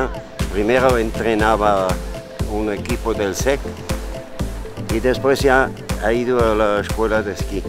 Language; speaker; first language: Spanish; non-native, fluent; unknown